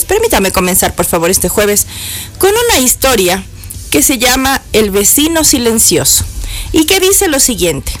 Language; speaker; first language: Spanish; native; Spanish